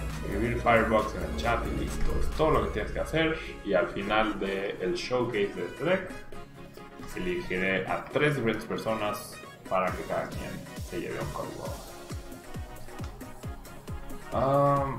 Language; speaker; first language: Spanish; native; Spanish